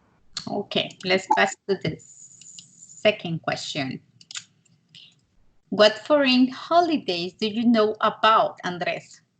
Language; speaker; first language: English; non-native, learner; Spanish